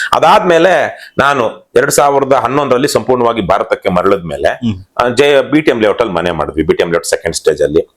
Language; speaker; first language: Kannada; native; Kannada